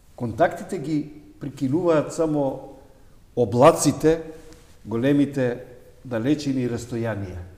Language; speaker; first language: Macedonian; native; Macedonian